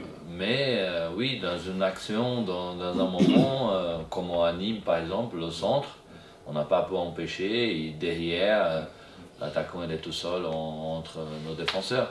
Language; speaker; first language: French; non-native, fluent; Portuguese